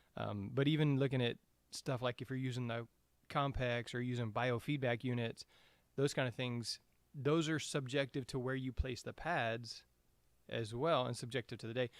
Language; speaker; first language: English; native; English